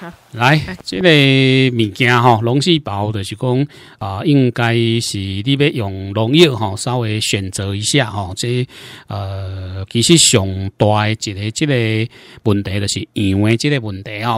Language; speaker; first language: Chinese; non-native, local second language; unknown